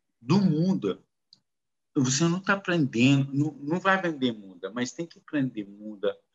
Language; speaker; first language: Portuguese; non-native, learner; Arabic